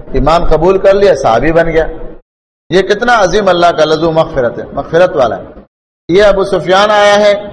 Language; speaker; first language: Urdu; non-native, local second language; Pashto